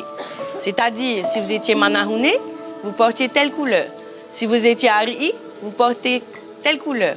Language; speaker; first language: French; native; French